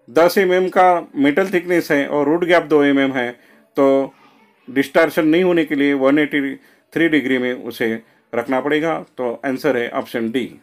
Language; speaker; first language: Hindi; non-native, local second language; Marathi